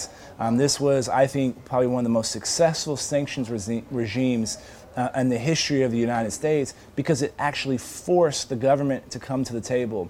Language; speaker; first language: English; native; English